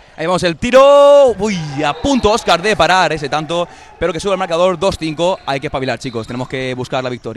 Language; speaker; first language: Spanish; native; Spanish